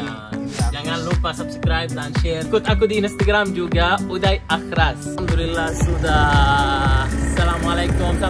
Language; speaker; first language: Indonesian; non-native, learner; Arabic